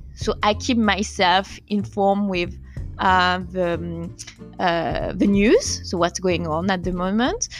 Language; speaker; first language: English; non-native, fluent; French